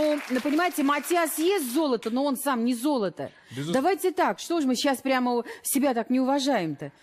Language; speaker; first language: Russian; native; Russian